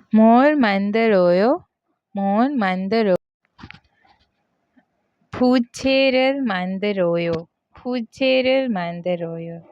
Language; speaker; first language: Korean; non-native, learner; Hindi